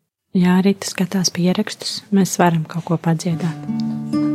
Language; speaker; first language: Latvian; native; Latvian